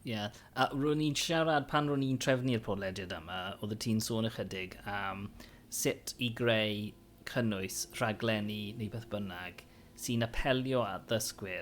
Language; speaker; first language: Welsh; non-native, local second language; English